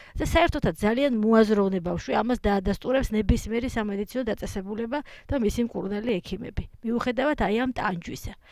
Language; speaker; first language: Georgian; native; Georgian